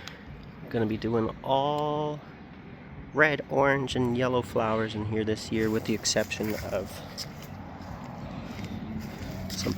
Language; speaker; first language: English; native; English